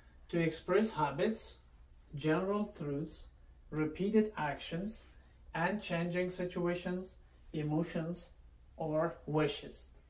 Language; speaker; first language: English; non-native, fluent; Persian